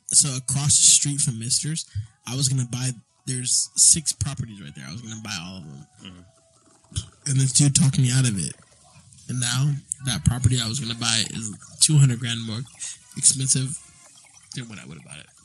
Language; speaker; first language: English; native; English